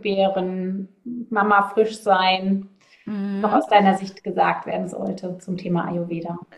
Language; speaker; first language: German; native; German